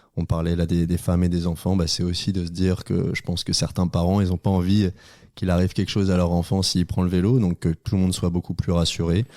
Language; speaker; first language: French; native; French